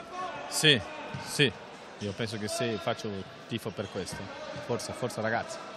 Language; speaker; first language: Italian; non-native, fluent; Portuguese